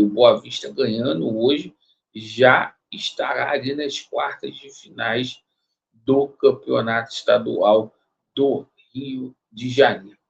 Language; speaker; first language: Portuguese; native; Portuguese